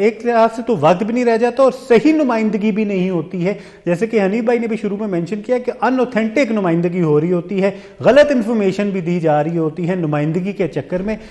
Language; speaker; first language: Urdu; non-native, local second language; Pashto